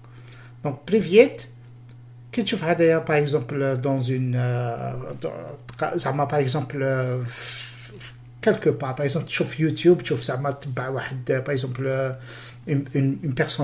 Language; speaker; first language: French; non-native, local second language; Arabic